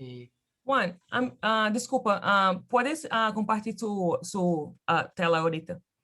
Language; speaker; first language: Spanish; non-native, learner; Portuguese